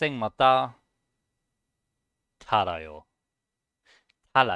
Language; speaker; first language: Korean; non-native, learner; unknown